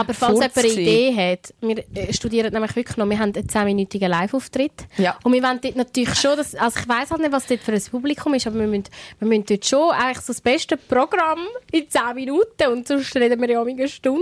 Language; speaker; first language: German; native; German